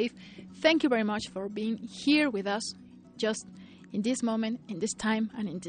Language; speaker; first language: English; non-native, fluent; Spanish